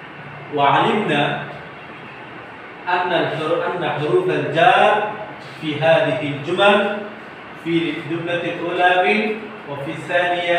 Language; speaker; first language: Arabic; non-native, fluent; Bangla